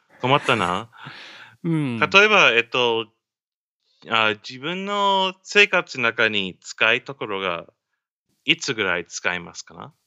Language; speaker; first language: Japanese; non-native, learner; English